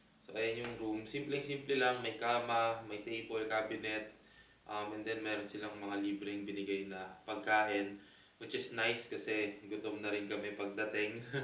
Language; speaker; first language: Filipino; native; Filipino